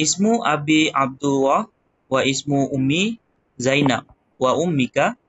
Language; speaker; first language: Arabic; non-native, learner; Malay